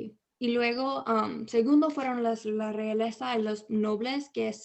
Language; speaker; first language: Spanish; early bilingual, heritage; Spanish